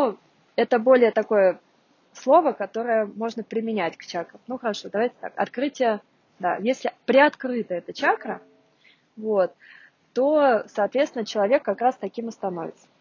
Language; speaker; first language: Russian; native; Russian